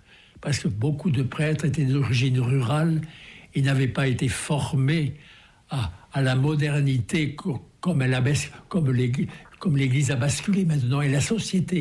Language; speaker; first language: French; native; French